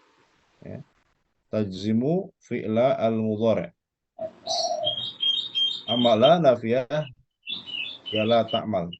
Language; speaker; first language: Arabic; non-native, fluent; Indonesian